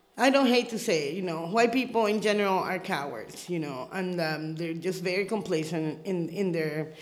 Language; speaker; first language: English; early bilingual, other home language; Spanish